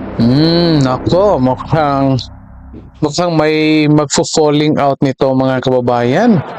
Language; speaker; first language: Filipino; native; Filipino